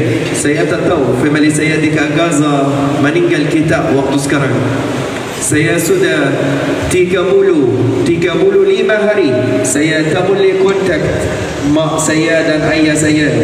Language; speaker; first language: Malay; non-native, fluent; Arabic